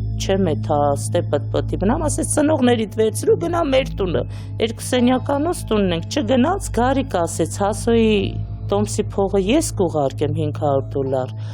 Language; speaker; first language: Armenian; native; Armenian